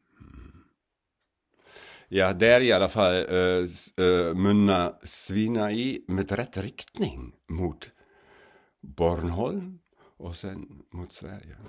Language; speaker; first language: Swedish; non-native, fluent; German